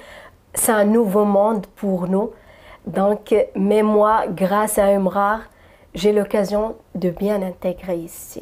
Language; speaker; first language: French; non-native, local second language; Arabic